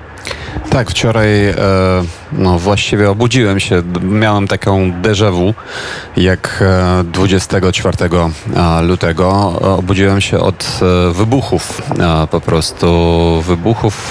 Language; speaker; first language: Polish; non-native, fluent; Ukrainian